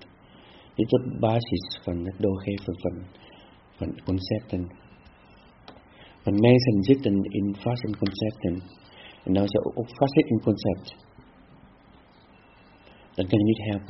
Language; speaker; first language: Dutch; non-native, fluent; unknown